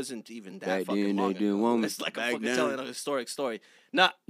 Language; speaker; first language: English; non-native, fluent; Spanish